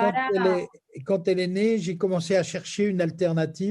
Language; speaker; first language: French; native; French